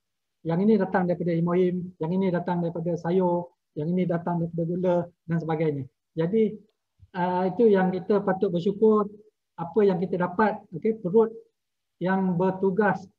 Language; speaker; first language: Malay; native; Malay